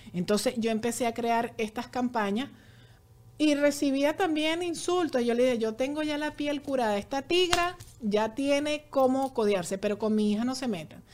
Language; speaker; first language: Spanish; native; Spanish